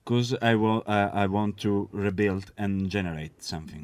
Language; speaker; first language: English; non-native, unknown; Italian